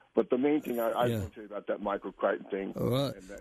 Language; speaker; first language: English; native; English